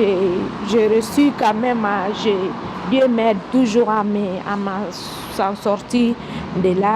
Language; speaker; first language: French; non-native, local second language; Mandingo